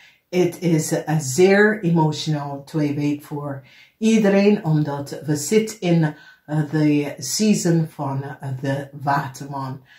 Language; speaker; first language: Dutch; non-native, fluent; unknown